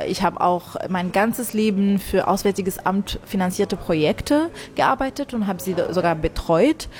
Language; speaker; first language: German; non-native, fluent; Arabic